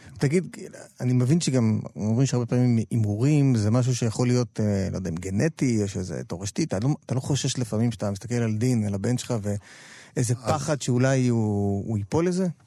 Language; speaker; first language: Hebrew; native; Hebrew